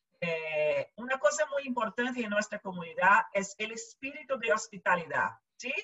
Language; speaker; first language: Portuguese; non-native, learner; Spanish